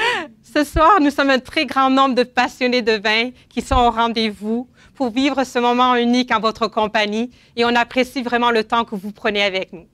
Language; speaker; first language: French; native; French